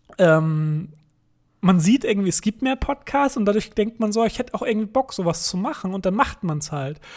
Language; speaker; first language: German; native; German